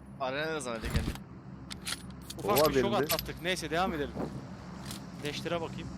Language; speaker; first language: Turkish; native; Turkish